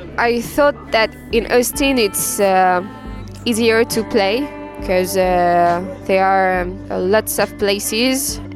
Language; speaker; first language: English; non-native, fluent; French